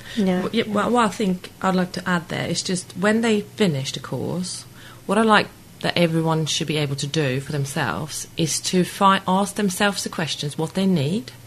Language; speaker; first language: English; non-native, fluent; Swedish